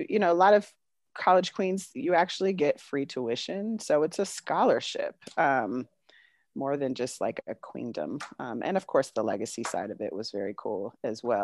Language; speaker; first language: English; native; English